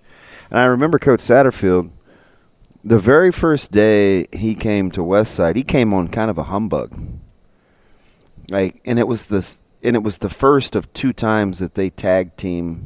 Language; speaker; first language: English; native; English